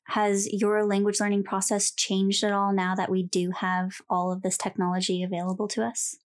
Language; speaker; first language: English; native; English